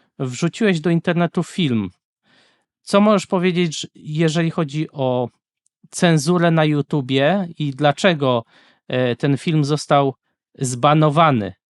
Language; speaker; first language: Polish; native; Polish